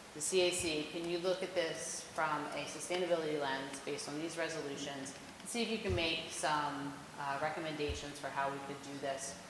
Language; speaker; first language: English; native; English